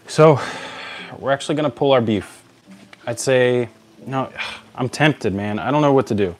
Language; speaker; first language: English; native; English